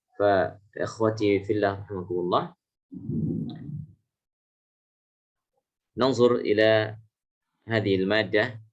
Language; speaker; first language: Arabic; non-native, fluent; Indonesian